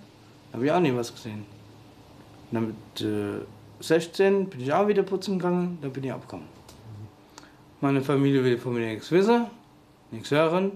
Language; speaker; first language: German; early bilingual, other home language; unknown